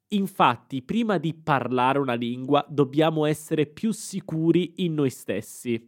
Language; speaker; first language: Italian; native; Italian